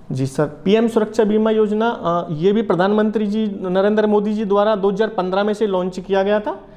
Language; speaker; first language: Hindi; native; Hindi